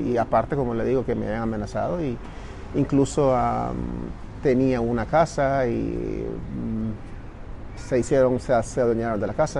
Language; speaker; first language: Spanish; native; Spanish